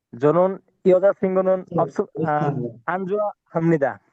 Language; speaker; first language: Korean; non-native, learner; Bangla